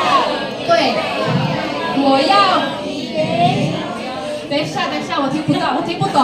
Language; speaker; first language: Chinese; non-native, fluent; Filipino